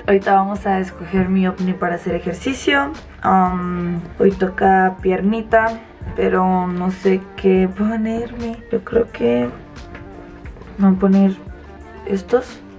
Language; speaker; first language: Spanish; native; Spanish